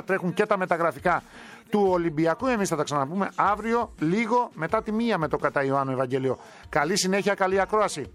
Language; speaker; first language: Greek; native; Greek